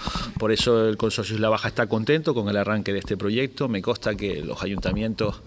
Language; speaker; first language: Spanish; native; Spanish